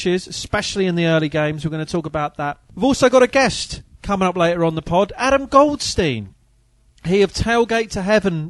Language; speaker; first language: English; native; English